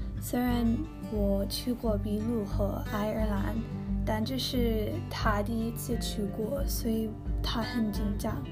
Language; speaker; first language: Chinese; non-native, learner; English